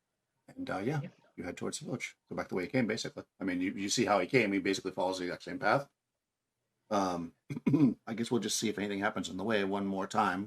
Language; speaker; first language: English; native; English